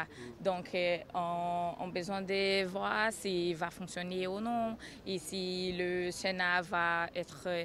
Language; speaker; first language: French; non-native, learner; Portuguese